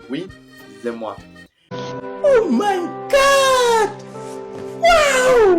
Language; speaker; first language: French; non-native, learner; Spanish